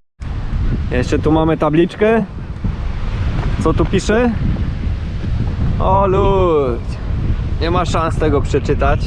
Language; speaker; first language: Polish; native; Polish